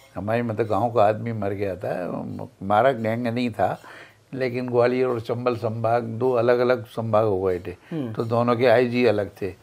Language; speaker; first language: Hindi; native; Hindi